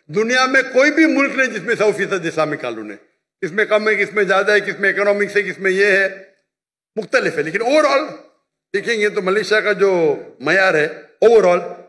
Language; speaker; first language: Urdu; non-native, local second language; Konkani